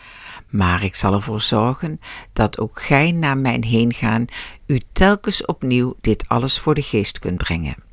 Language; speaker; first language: Dutch; native; Dutch